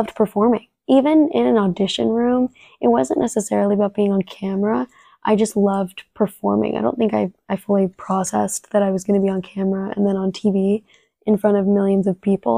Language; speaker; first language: English; early bilingual, other home language; Spanish